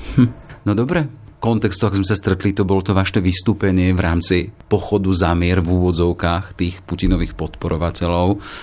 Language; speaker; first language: Slovak; native; Slovak